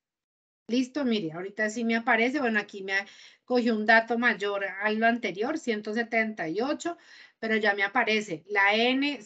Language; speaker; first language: Spanish; native; Spanish